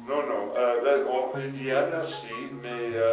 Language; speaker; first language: French; non-native, fluent; English